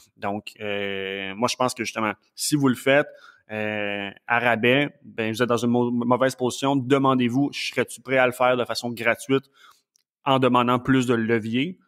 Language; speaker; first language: French; native; French